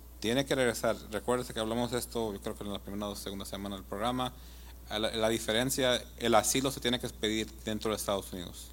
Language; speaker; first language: Spanish; early bilingual, heritage; Spanish